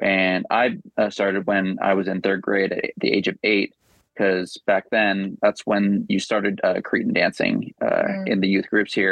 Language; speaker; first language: English; native; English